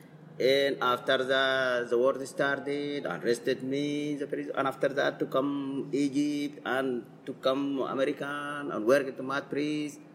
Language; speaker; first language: English; non-native, learner; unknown